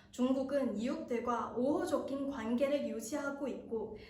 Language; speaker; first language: Korean; non-native, fluent; Chinese